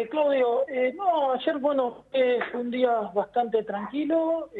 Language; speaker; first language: Spanish; native; Spanish